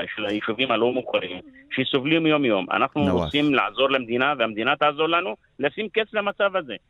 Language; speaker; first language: Hebrew; non-native, local second language; Arabic